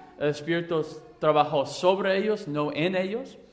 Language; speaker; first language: Spanish; non-native, fluent; English